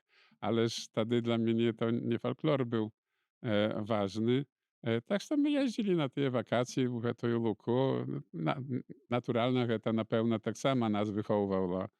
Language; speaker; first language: Polish; non-native, local second language; Belarusian